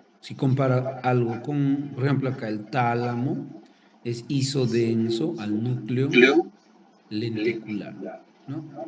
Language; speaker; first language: Spanish; native; Spanish